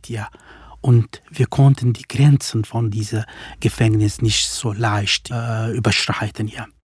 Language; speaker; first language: German; non-native, fluent; Kurdish